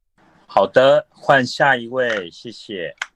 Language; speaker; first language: Chinese; native; Chinese